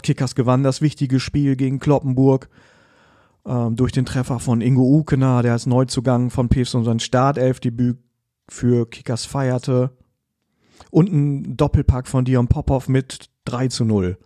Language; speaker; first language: German; native; German